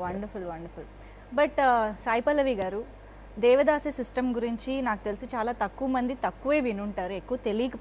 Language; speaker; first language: Telugu; native; Telugu